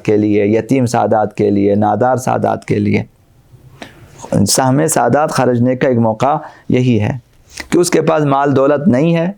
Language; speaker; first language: Urdu; non-native, local second language; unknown